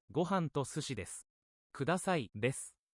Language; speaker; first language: Japanese; non-native, learner; English